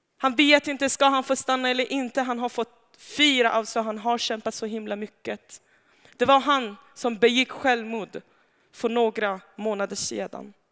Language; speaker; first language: Swedish; non-native, fluent; Persian